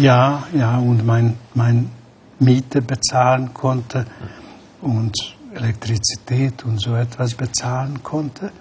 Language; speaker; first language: German; non-native, fluent; Hungarian